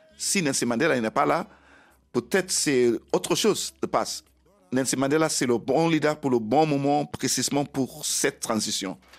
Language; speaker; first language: French; non-native, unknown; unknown